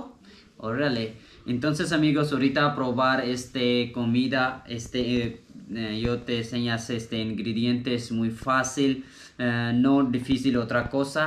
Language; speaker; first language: Spanish; non-native, learner; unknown